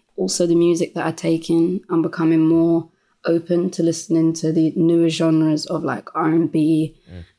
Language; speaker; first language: English; native; English